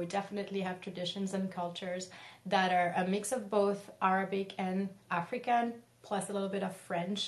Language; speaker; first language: English; non-native, fluent; French